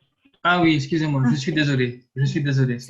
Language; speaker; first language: French; native; French